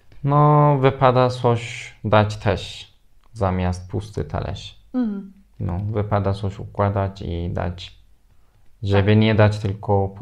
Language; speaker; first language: Polish; non-native, fluent; Turkish